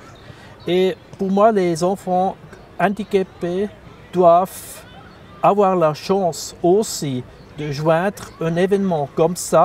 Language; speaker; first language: French; non-native, fluent; German